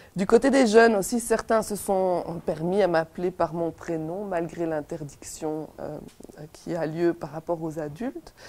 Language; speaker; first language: French; native; French